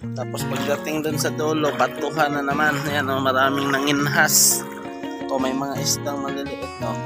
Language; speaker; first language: Filipino; non-native, local second language; Bikol